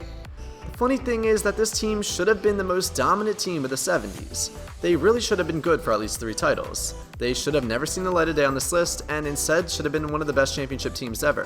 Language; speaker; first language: English; native; English